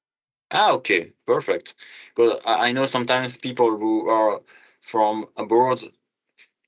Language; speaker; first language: English; non-native, fluent; French